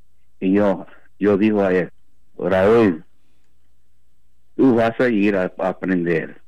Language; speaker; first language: Spanish; early bilingual, heritage; Spanish